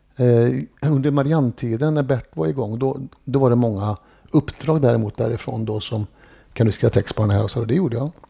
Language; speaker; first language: Swedish; native; Swedish